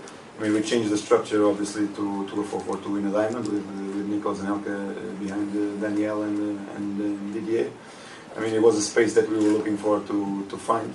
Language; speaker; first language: English; non-native, fluent; Portuguese